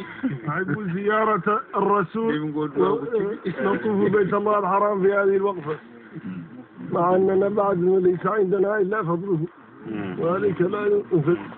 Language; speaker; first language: Arabic; non-native, fluent; Fula